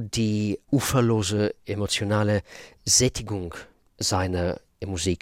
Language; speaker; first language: German; non-native, fluent; Russian